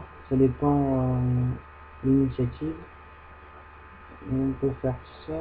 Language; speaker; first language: French; native; French